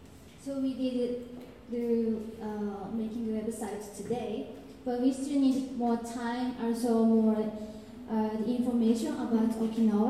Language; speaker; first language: English; non-native, learner; Japanese